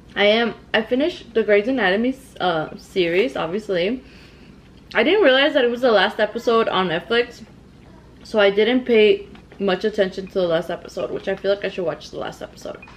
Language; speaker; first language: English; early bilingual, other home language; Spanish